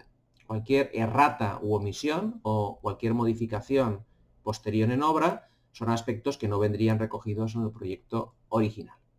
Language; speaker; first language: Spanish; native; Spanish